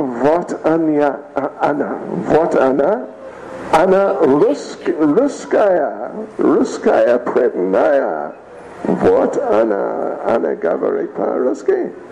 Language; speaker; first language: Russian; non-native, learner; English